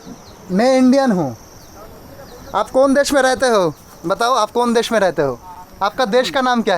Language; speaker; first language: Hindi; non-native, local second language; Bangla